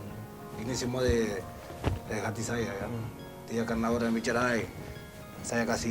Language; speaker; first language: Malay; non-native, learner; Spanish